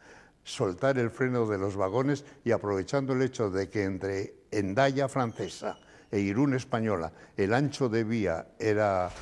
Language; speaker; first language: Spanish; native; Spanish